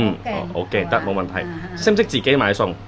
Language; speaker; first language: Cantonese; native; Cantonese